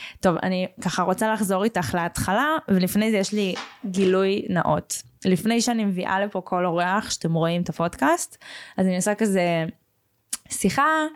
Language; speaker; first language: Hebrew; native; Hebrew